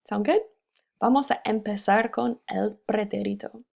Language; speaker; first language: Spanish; non-native, fluent; English